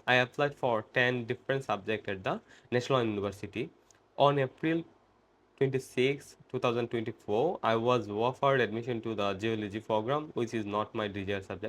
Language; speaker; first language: English; non-native, local second language; Bangla